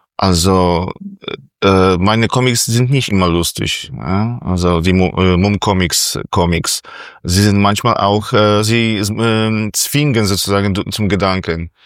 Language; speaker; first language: German; non-native, fluent; Polish